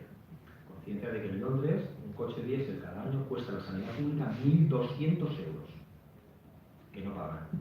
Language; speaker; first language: Spanish; native; Spanish